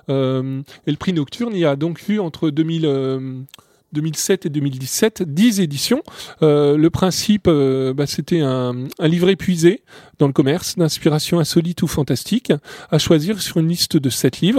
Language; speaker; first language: French; native; French